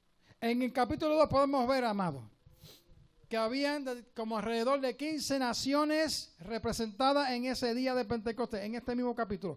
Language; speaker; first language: Spanish; native; Spanish